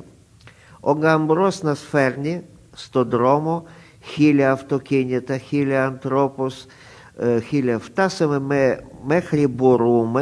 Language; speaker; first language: Greek; non-native, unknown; Russian